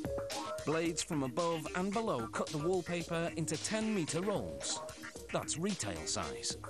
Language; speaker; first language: English; native; English